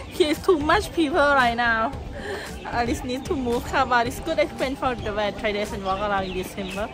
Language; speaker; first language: English; non-native, learner; Thai